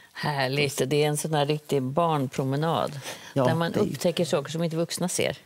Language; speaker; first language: Swedish; native; Swedish